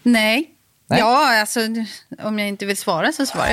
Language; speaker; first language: Swedish; native; Swedish